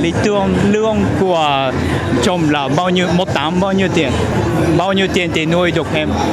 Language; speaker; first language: Vietnamese; non-native, fluent; Japanese